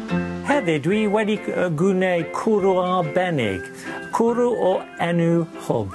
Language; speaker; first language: Welsh; non-native, learner; English